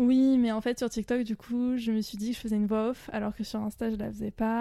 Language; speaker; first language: French; native; French